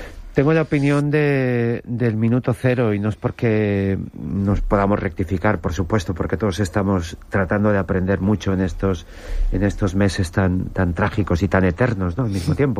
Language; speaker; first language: Spanish; native; Spanish